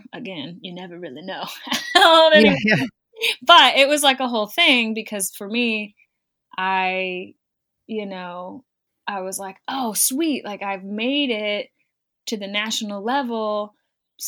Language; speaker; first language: English; native; English